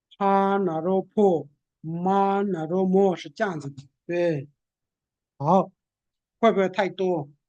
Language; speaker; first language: Chinese; non-native, local second language; Tibetan